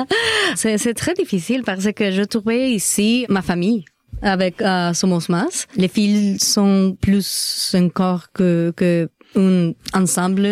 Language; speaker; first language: French; non-native, learner; Spanish